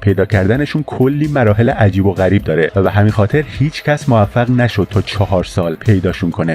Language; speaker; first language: Persian; native; Persian